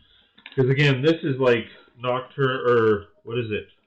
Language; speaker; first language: English; native; English